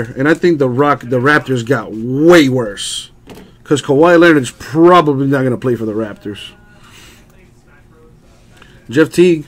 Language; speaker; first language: English; native; English